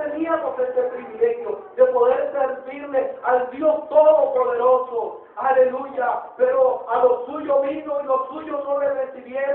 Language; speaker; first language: Spanish; native; Spanish